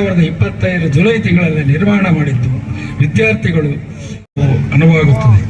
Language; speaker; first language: Kannada; native; Kannada